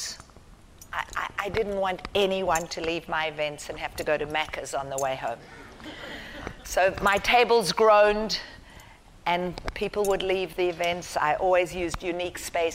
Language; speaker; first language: English; native; English